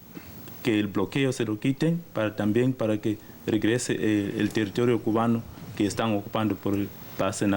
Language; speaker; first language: Spanish; non-native, learner; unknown